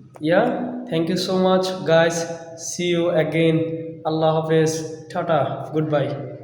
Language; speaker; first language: English; non-native, local second language; Bangla